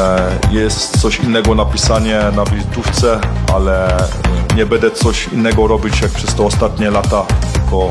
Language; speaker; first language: Polish; early bilingual, heritage; Polish